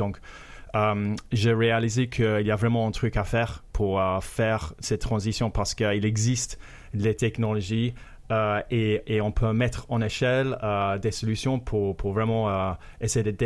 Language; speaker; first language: French; non-native, fluent; English